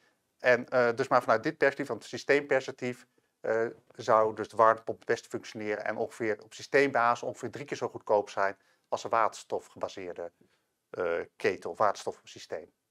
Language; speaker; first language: Dutch; native; Dutch